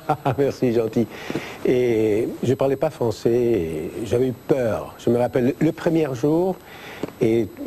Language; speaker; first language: French; non-native, fluent; Spanish